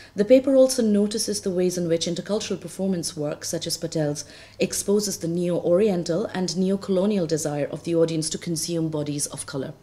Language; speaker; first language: English; non-native, local second language; Bangla